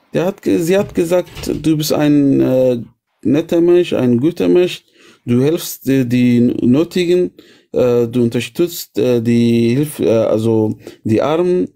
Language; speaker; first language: German; non-native, fluent; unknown